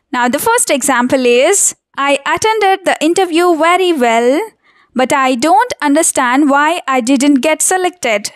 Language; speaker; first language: English; non-native, local second language; Telugu